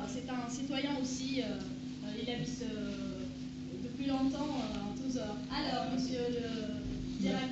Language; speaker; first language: French; non-native, local second language; Arabic